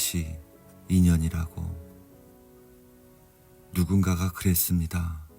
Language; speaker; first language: Korean; native; Korean